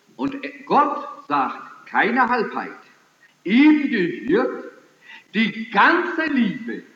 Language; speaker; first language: German; early bilingual, heritage; German